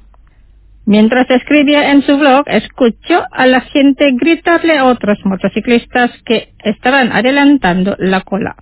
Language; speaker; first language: Spanish; non-native, fluent; Indonesian